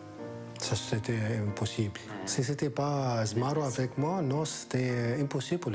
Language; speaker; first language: French; non-native, fluent; Greek